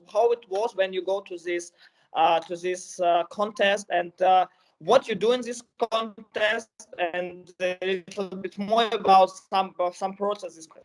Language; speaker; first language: English; non-native, learner; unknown